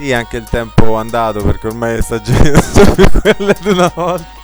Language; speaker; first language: Italian; native; Italian